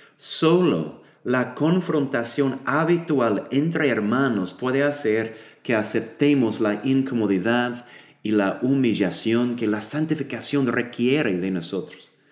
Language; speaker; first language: Spanish; non-native, fluent; English